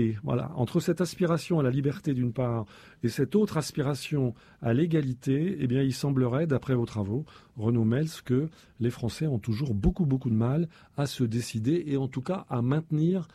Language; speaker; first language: French; native; French